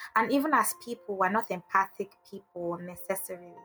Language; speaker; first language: English; non-native, local second language; Igbo